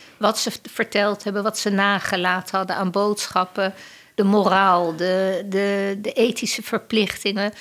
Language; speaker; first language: Dutch; native; Dutch